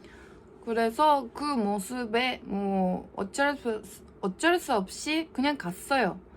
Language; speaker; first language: Korean; non-native, learner; Japanese